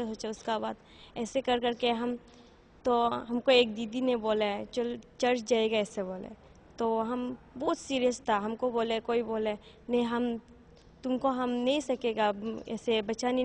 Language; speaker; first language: Hindi; non-native, local second language; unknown